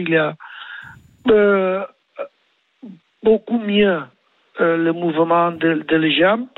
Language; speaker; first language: French; non-native, learner; Spanish